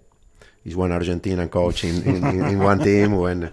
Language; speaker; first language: English; non-native, learner; Spanish